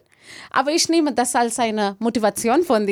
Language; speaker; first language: German; non-native, learner; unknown